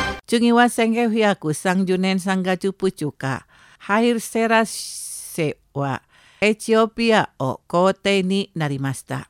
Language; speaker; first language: Japanese; non-native, fluent; Indonesian